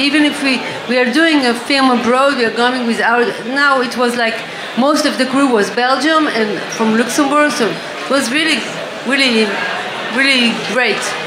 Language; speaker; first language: English; non-native, fluent; French